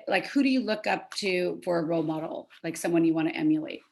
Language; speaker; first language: English; native; English